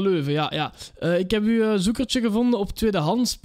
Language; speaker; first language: Dutch; native; Dutch